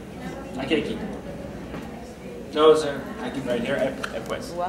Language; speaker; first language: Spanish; non-native, learner; Romanian